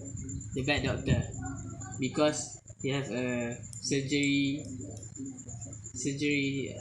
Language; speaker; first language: English; non-native, learner; Malay